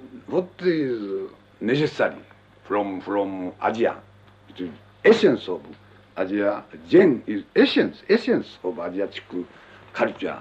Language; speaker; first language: English; non-native, learner; Japanese